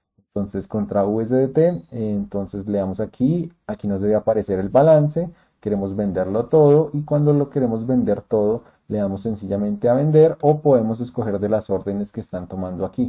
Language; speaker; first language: Spanish; native; Spanish